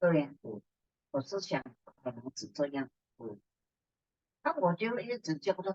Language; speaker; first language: Chinese; early bilingual, heritage; Chinese